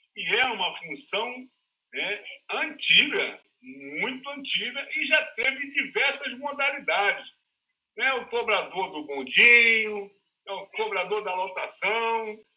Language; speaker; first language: Portuguese; native; Portuguese